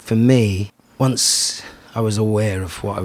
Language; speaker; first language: English; native; English